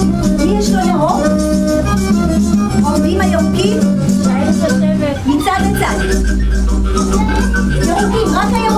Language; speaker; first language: Hebrew; native; Hebrew